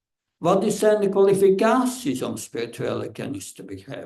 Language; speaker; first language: Dutch; non-native, fluent; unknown